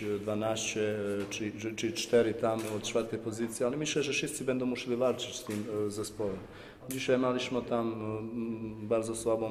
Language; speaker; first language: Polish; non-native, fluent; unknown